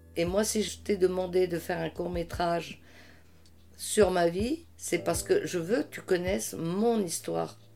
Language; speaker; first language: French; early bilingual, heritage; French